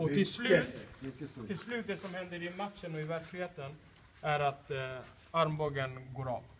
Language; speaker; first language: Swedish; native; Swedish